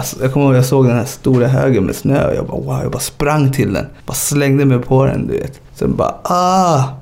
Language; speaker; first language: Swedish; early bilingual, other home language; Spanish